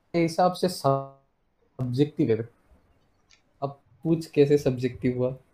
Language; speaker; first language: Hindi; non-native, local second language; Assamese